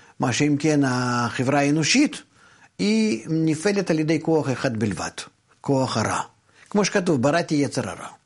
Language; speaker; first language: Hebrew; non-native, fluent; Russian